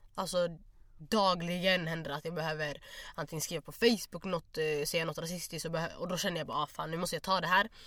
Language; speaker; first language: Swedish; early bilingual, other home language; Somali